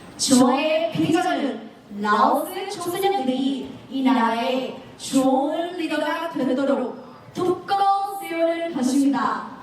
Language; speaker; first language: Korean; non-native, fluent; Lao